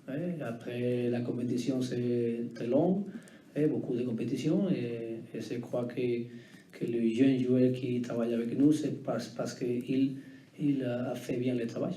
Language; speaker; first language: French; non-native, learner; Spanish